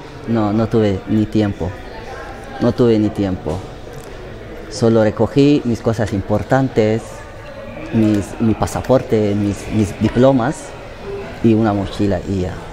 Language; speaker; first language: Spanish; non-native, fluent; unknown